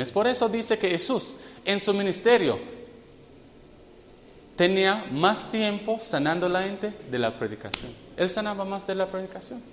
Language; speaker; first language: Spanish; non-native, fluent; English